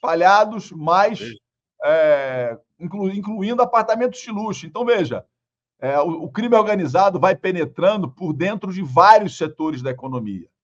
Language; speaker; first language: Portuguese; native; Portuguese